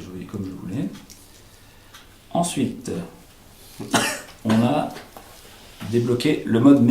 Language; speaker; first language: French; native; French